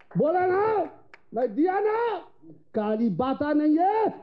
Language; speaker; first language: Hindi; non-native, local second language; Telugu